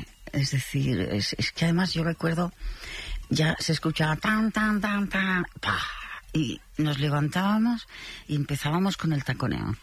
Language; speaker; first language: Spanish; native; Spanish